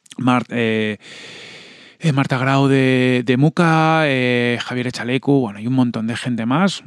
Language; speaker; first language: Spanish; native; Spanish